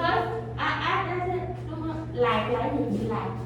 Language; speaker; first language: English; non-native, learner; Vietnamese